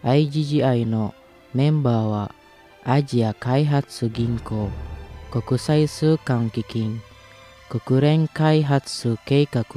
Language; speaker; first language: Japanese; non-native, fluent; Indonesian